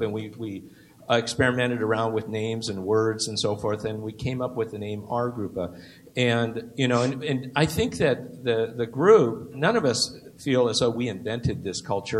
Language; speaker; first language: English; native; English